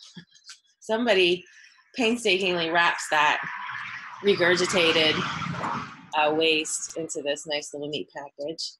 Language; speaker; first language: English; native; English